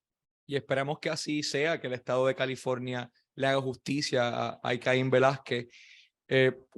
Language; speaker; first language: Spanish; native; Spanish